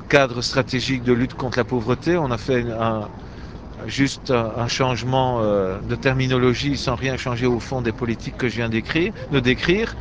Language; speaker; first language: French; native; French